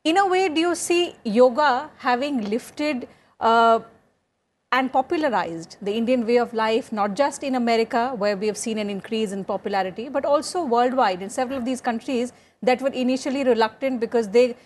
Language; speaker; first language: English; non-native, local second language; Hindi